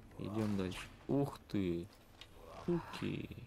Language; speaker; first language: Russian; native; Russian